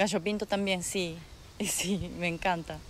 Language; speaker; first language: Spanish; non-native, learner; Japanese